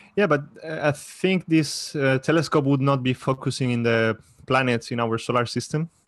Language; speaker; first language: English; non-native, fluent; Spanish